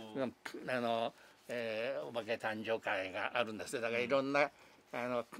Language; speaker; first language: Japanese; native; Japanese